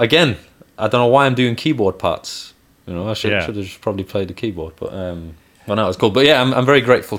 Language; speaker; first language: English; native; English